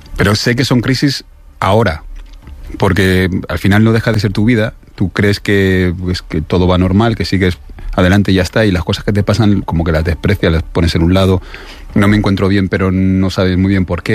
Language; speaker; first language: Spanish; native; Spanish